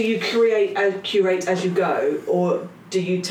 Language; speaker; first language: English; native; English